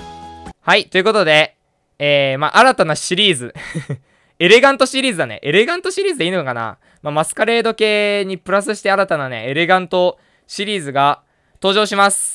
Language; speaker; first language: Japanese; native; Japanese